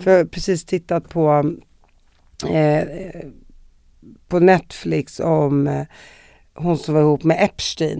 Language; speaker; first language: Swedish; native; Swedish